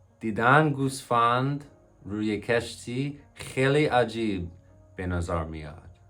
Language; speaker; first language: Persian; non-native, learner; English